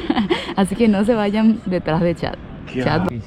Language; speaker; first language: Spanish; native; Spanish